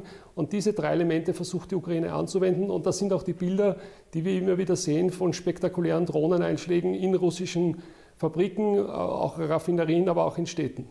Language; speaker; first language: German; native; German